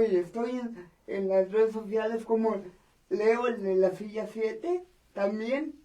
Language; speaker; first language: Spanish; early bilingual, heritage; Spanish